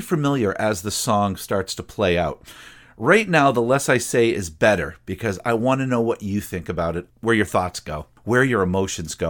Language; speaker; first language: English; native; English